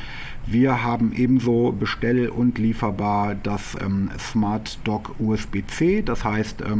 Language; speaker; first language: German; native; German